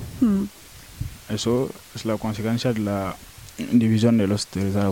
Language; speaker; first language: Spanish; non-native, learner; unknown